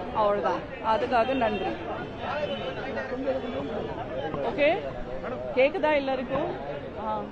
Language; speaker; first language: Tamil; non-native, fluent; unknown